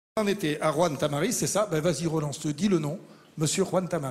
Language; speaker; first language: French; native; French